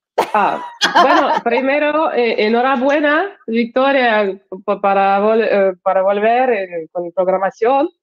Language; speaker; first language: Spanish; non-native, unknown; Russian